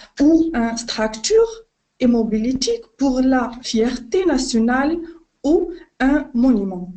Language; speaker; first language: French; non-native, learner; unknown